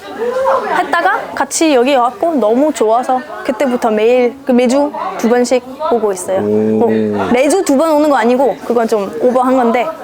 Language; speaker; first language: Korean; non-native, fluent; German